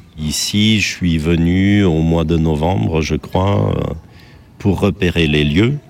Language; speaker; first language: French; non-native, fluent; German